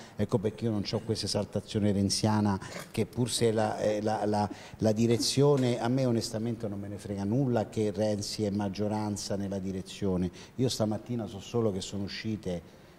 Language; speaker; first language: Italian; native; Italian